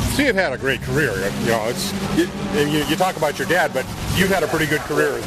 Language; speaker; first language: English; native; English